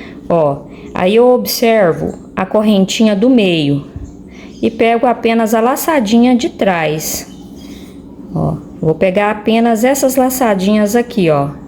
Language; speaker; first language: Portuguese; native; Portuguese